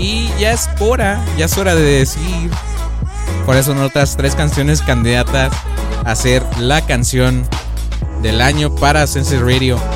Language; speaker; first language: Spanish; native; Spanish